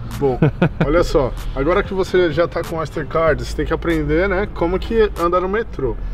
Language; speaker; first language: Portuguese; native; Portuguese